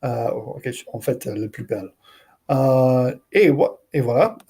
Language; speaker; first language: French; non-native, learner; English